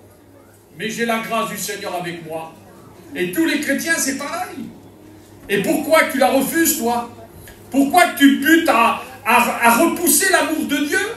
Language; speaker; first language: French; native; French